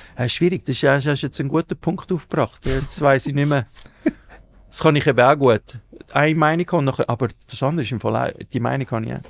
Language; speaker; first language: German; early bilingual, other home language; Spanish